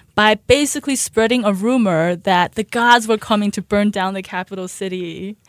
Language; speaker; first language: English; early bilingual, other home language; Chinese